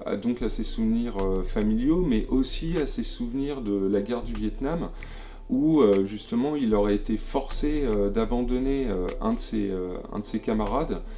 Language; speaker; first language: French; native; French